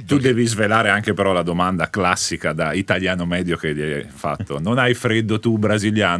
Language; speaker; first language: Italian; native; Italian